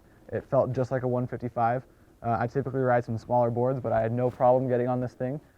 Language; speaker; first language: English; native; English